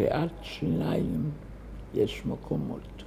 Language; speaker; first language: Hebrew; early bilingual, other home language; German